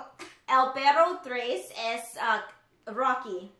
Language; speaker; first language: Spanish; non-native, learner; English